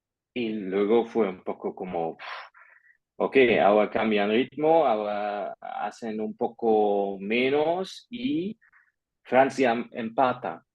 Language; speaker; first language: Spanish; non-native, fluent; German